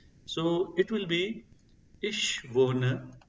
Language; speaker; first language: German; non-native, fluent; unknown